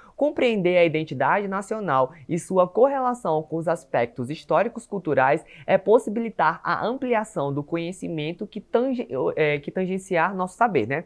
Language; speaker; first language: Portuguese; native; Portuguese